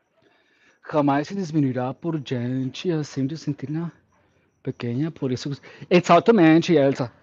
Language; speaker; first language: Portuguese; non-native, learner; English